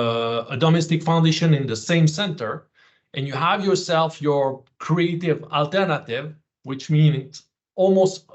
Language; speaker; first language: English; non-native, fluent; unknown